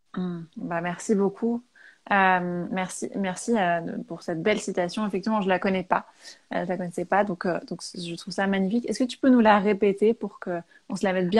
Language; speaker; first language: French; native; French